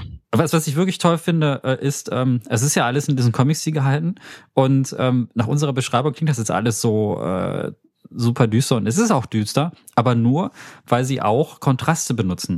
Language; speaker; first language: German; native; German